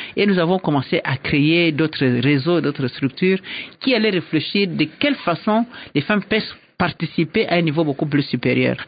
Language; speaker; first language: French; non-native, local second language; Swahili